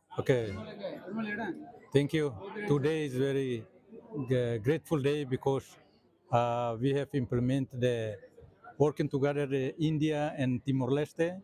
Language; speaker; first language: English; non-native, learner; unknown